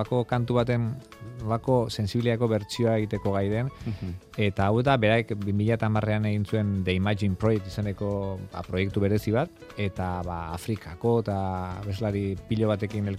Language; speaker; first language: Basque; native; Basque